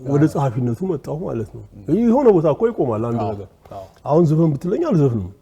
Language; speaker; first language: Amharic; native; Amharic